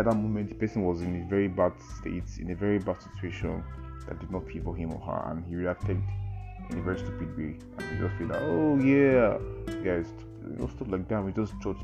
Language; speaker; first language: English; non-native, local second language; Yoruba